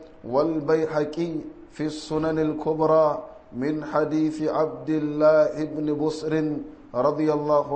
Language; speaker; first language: Arabic; non-native, fluent; Hausa